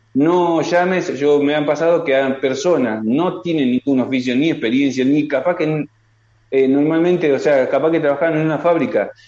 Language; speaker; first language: Spanish; native; Spanish